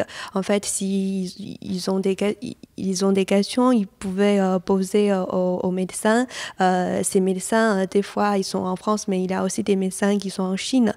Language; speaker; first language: French; non-native, fluent; Chinese